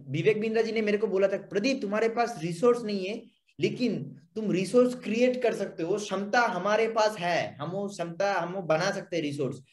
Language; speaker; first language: Hindi; non-native, local second language; Bangla